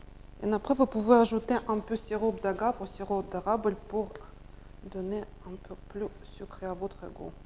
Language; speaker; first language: French; non-native, learner; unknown